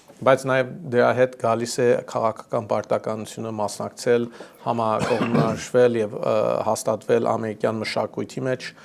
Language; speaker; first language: Armenian; early bilingual, heritage; Armenian